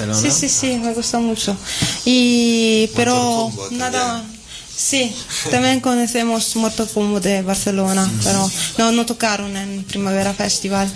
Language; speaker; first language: Spanish; non-native, learner; Italian